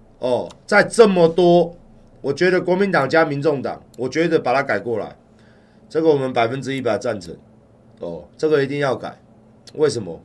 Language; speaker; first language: Chinese; native; Chinese